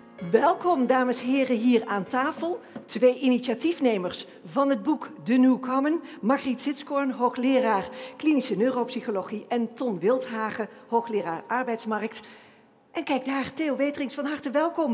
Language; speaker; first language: Dutch; native; Dutch